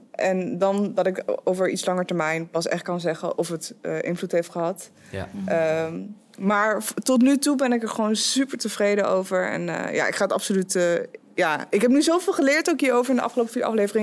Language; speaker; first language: Dutch; native; Dutch